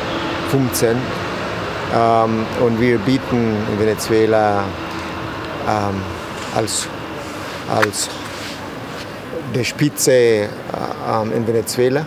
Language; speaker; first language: German; non-native, learner; Spanish